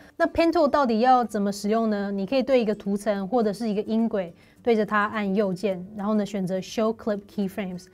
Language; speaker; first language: Chinese; native; Chinese